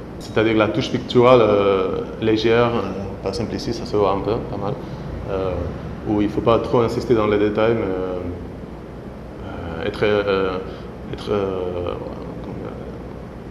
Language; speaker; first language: French; non-native, fluent; Spanish